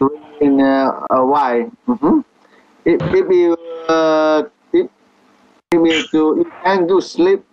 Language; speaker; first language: English; non-native, learner; Vietnamese